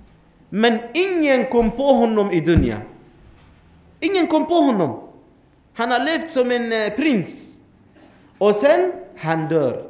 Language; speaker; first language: Swedish; non-native, fluent; Arabic